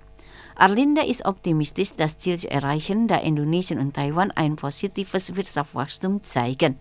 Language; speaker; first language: German; non-native, fluent; Indonesian